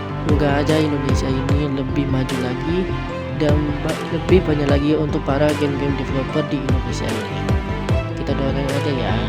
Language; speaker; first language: Indonesian; native; Indonesian